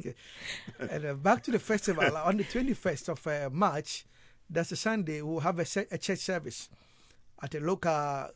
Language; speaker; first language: English; non-native, local second language; Akan